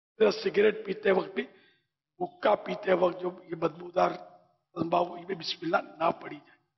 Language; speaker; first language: Urdu; native; Urdu